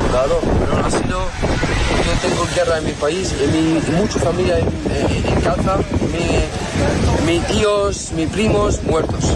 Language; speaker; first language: Spanish; non-native, learner; Arabic